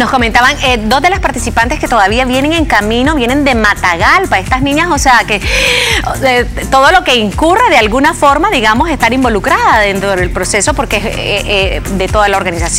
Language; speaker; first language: Spanish; native; Spanish